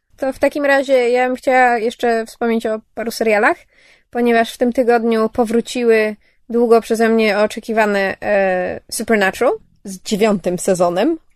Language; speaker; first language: Polish; early bilingual, heritage; English